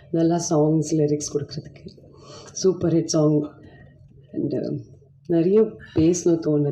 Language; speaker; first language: Tamil; non-native, fluent; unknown